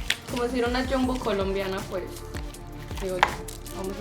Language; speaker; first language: Spanish; native; Spanish